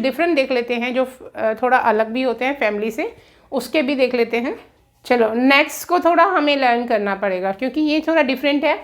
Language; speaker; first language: Hindi; native; Hindi